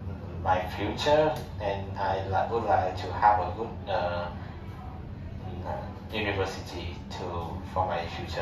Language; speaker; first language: English; non-native, learner; Vietnamese